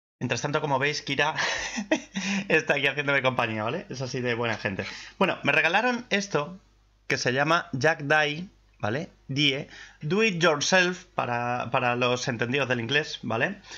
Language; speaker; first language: Spanish; native; Spanish